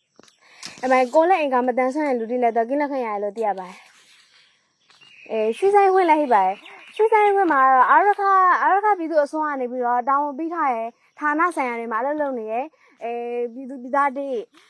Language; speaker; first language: Burmese; native; Burmese